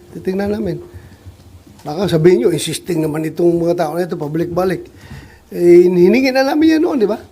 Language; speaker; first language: Filipino; native; Filipino